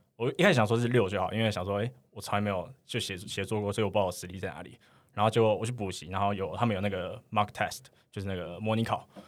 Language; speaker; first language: Chinese; native; Chinese